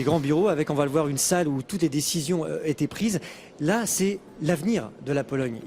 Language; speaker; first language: French; native; French